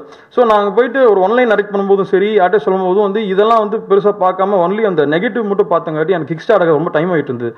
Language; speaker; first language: Tamil; native; Tamil